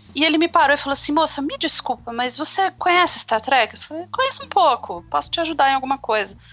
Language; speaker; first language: Portuguese; native; Portuguese